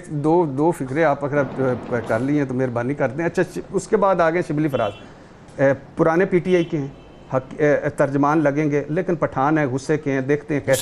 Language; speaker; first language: Urdu; native; Urdu